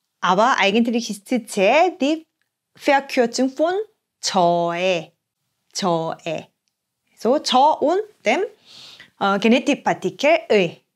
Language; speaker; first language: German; non-native, fluent; Korean